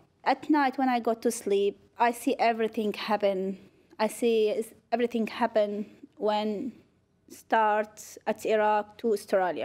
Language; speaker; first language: English; non-native, learner; Arabic